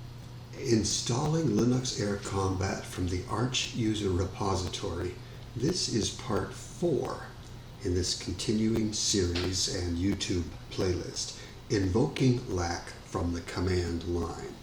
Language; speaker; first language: English; native; English